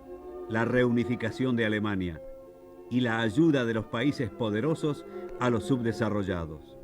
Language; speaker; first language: Spanish; native; Spanish